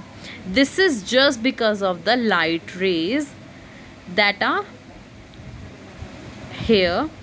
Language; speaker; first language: English; non-native, local second language; Hindi